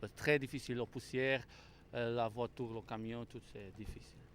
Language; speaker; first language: French; non-native, learner; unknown